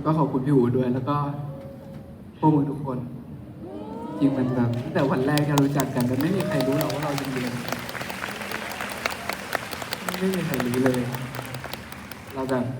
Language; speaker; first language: Thai; native; Thai